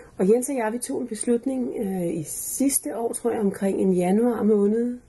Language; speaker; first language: Danish; native; Danish